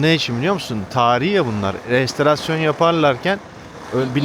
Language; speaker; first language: Turkish; native; Turkish